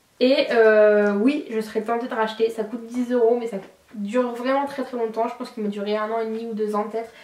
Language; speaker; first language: French; native; French